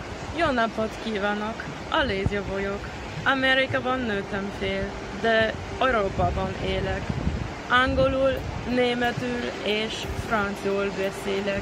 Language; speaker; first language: Hungarian; non-native, learner; English